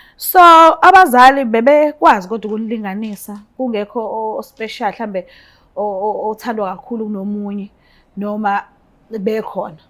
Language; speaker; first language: Zulu; native; Zulu